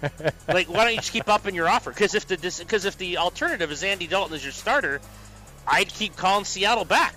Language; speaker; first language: English; native; English